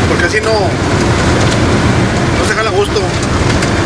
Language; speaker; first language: Spanish; native; Spanish